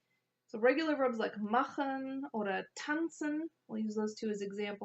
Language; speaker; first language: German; non-native, fluent; English